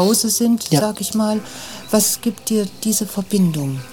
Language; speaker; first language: German; native; German